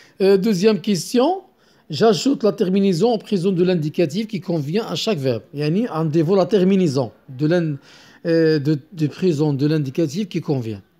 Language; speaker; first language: French; non-native, local second language; Arabic